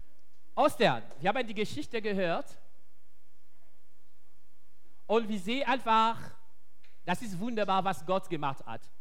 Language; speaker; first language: German; non-native, local second language; French